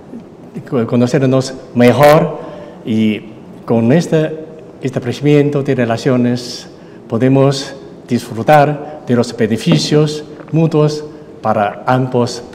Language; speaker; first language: Spanish; non-native, fluent; Chinese